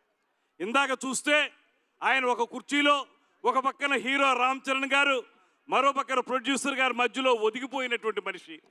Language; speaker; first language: Telugu; native; Telugu